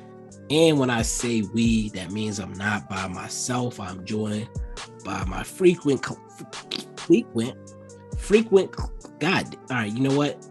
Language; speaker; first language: English; native; English